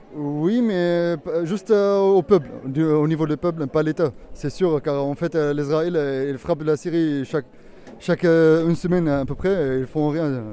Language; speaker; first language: French; non-native, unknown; Arabic